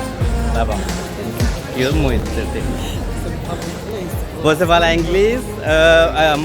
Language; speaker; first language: Portuguese; non-native, learner; Hindi